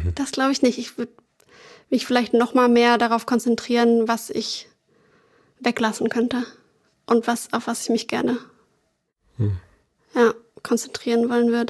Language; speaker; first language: German; native; German